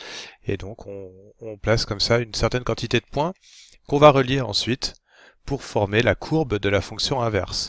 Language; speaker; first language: French; native; French